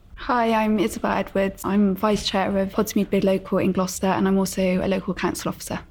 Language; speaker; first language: English; native; English